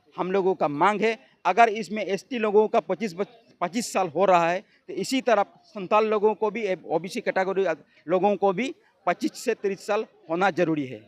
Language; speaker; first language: Hindi; non-native, local second language; Santali